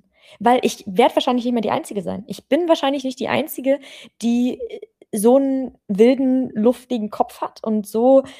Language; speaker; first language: German; native; German